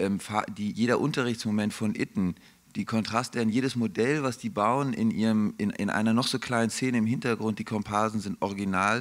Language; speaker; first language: German; native; German